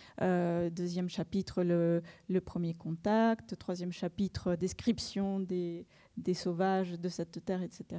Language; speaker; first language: French; non-native, fluent; Spanish